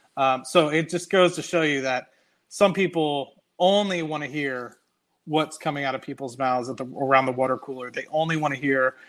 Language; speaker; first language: English; native; English